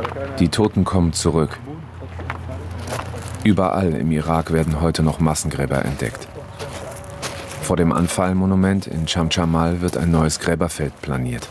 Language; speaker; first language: German; native; German